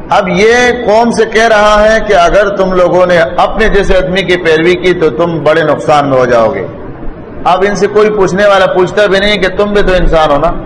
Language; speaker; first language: Urdu; non-native, local second language; Pashto